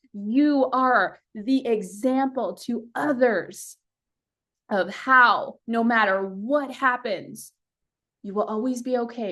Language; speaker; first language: English; native; English